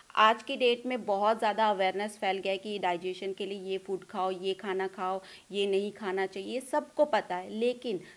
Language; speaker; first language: Hindi; non-native, local second language; Punjabi